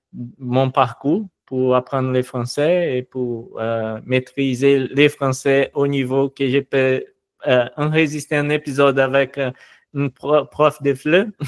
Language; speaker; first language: French; non-native, fluent; Portuguese